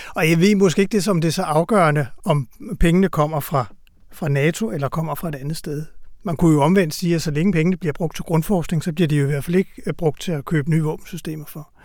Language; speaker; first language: Danish; native; Danish